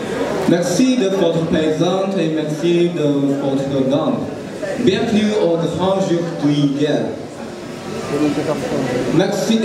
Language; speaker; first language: French; non-native, learner; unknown